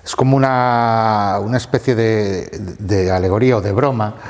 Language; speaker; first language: Spanish; native; Spanish